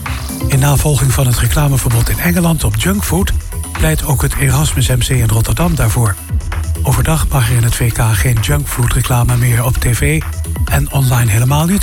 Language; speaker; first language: Dutch; native; Dutch